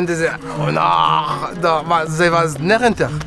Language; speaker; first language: Dutch; non-native, learner; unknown